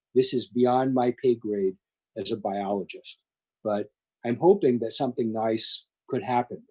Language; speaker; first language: English; native; English